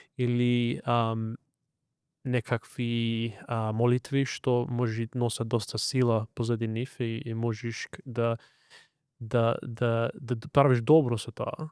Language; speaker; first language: Macedonian; early bilingual, heritage; Macedonian